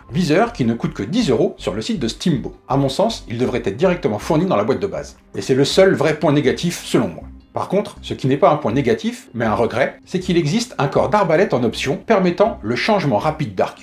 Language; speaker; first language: French; native; French